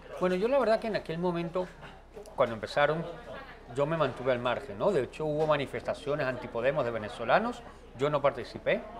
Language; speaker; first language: Spanish; native; Spanish